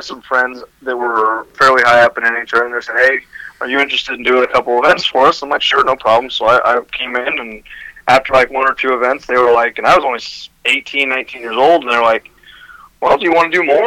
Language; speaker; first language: English; native; English